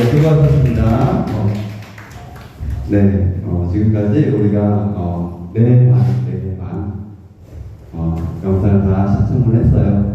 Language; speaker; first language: Korean; native; Korean